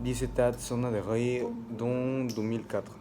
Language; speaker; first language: French; non-native, learner; Spanish